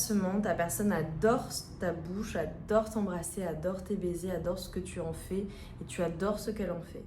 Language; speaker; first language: French; native; French